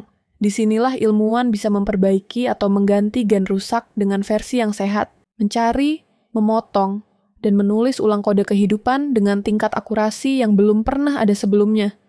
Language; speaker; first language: Indonesian; native; Indonesian